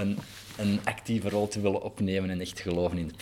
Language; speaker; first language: Dutch; native; Dutch